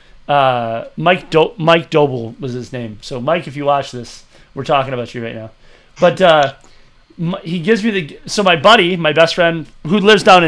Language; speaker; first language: English; native; English